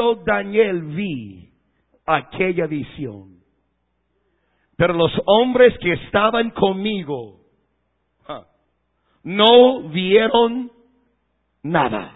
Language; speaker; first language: Spanish; non-native, fluent; English